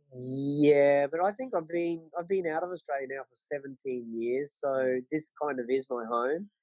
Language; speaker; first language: English; native; English